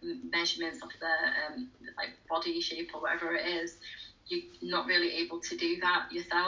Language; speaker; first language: English; native; English